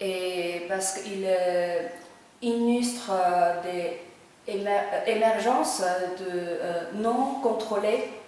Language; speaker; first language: French; non-native, fluent; Chinese